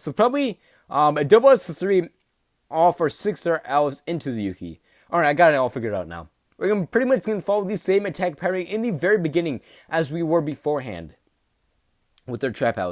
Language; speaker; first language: English; native; English